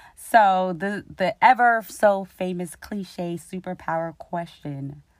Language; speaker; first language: English; native; English